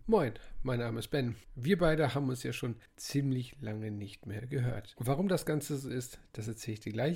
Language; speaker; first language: German; native; German